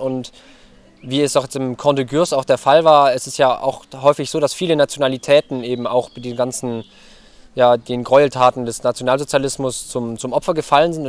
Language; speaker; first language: German; native; German